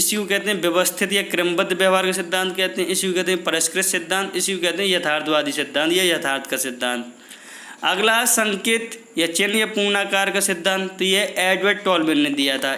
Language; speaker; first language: Hindi; native; Hindi